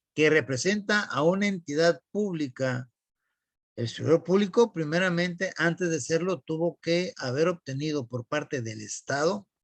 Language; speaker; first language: Spanish; native; Spanish